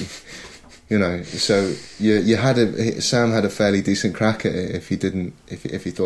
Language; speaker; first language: English; native; English